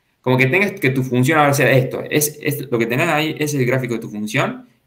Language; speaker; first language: Spanish; native; Spanish